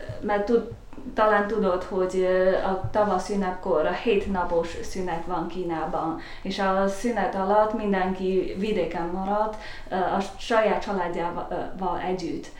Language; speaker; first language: Hungarian; non-native, learner; Chinese